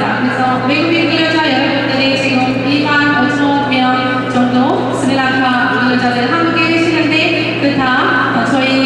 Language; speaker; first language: Korean; non-native, fluent; Sinhala